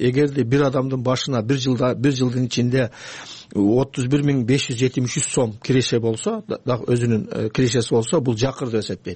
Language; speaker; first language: Kyrgyz; native; Kyrgyz